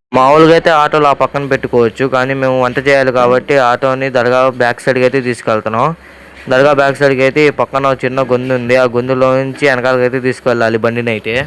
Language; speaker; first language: Telugu; non-native, local second language; Urdu